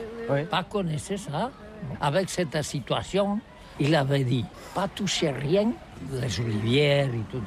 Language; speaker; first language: French; non-native, learner; Catalan